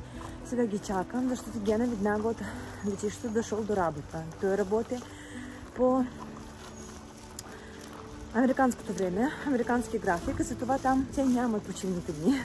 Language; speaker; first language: Bulgarian; non-native, fluent; Russian